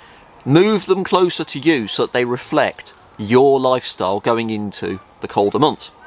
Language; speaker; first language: English; native; English